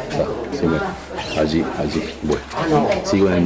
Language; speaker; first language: Spanish; native; Spanish